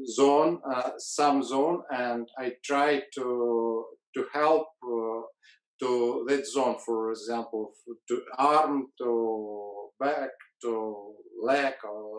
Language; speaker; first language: English; non-native, learner; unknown